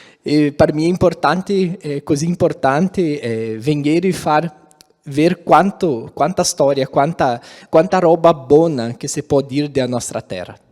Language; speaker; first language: Italian; non-native, learner; Portuguese